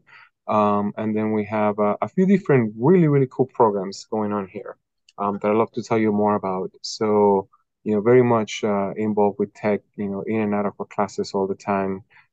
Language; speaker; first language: English; non-native, fluent; Spanish